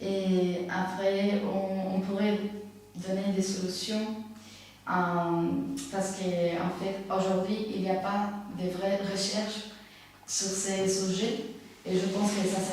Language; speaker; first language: French; non-native, fluent; Spanish